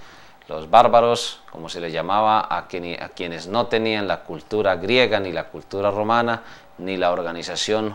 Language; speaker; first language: Spanish; native; Spanish